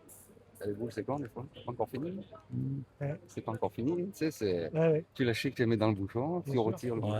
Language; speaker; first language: French; native; French